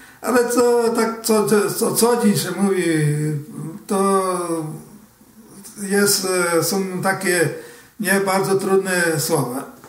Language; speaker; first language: Polish; early bilingual, heritage; Portuguese